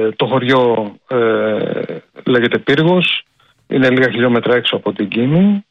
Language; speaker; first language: Greek; native; Greek